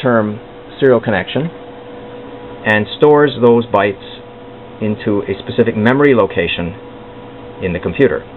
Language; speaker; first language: English; native; English